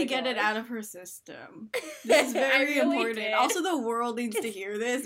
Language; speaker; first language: English; native; English